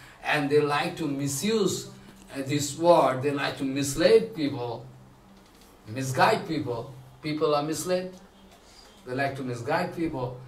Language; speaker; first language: English; non-native, local second language; Bangla